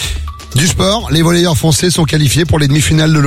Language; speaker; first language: French; native; French